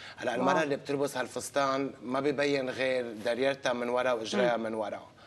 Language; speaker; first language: Arabic; early bilingual, other home language; English